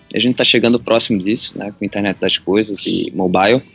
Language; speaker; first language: Portuguese; native; Portuguese